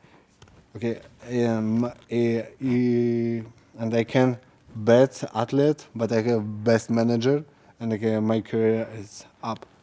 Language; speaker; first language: English; non-native, learner; Russian